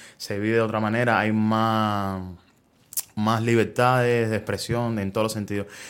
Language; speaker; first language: Spanish; native; Spanish